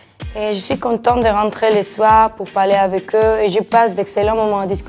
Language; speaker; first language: French; non-native, fluent; Spanish